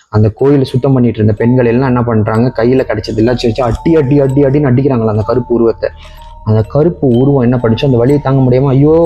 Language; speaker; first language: Tamil; early bilingual, heritage; Tamil